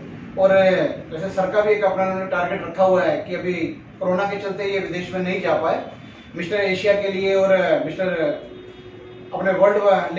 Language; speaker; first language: Hindi; native; Hindi